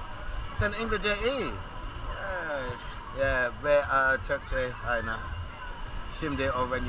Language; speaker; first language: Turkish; non-native, learner; English